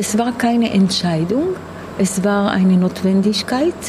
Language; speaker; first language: German; non-native, fluent; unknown